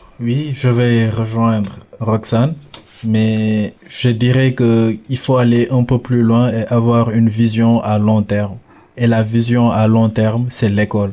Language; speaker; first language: French; non-native, local second language; Wolof